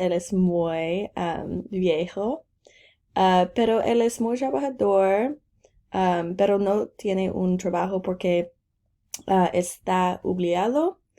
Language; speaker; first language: Spanish; non-native, learner; English